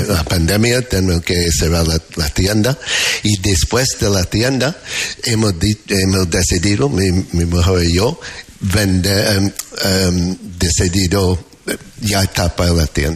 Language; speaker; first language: Spanish; non-native, learner; English